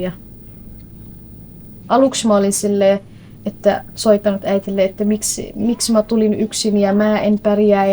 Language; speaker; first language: Finnish; non-native, fluent; Somali